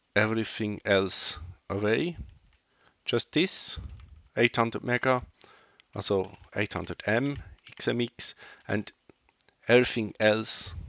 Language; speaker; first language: English; non-native, learner; Swiss German